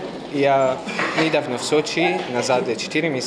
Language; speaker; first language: Russian; non-native, learner; Arabic